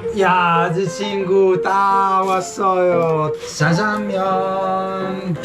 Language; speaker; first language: Korean; non-native, learner; Italian